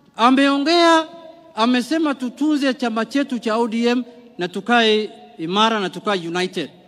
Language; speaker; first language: Swahili; non-native, local second language; Somali